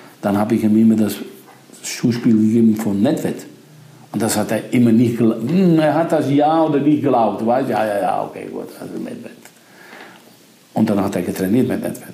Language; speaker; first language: German; non-native, fluent; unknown